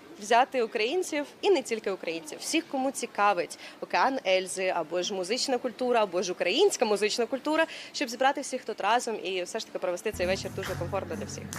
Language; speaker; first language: Ukrainian; native; Ukrainian